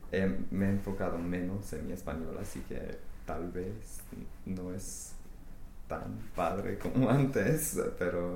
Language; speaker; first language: Spanish; non-native, fluent; English